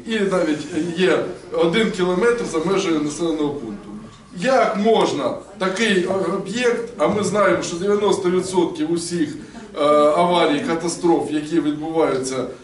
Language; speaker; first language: Ukrainian; native; Ukrainian